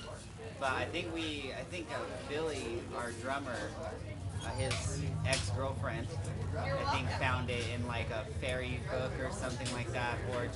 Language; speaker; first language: English; native; English